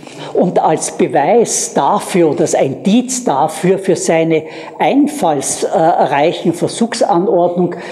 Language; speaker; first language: German; native; German